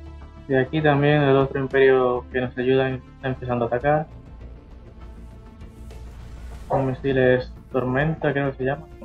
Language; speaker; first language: Spanish; native; Spanish